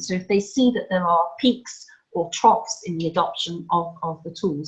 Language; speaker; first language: English; native; English